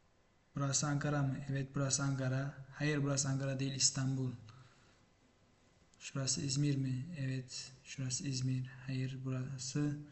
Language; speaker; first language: Turkish; non-native, fluent; Uzbek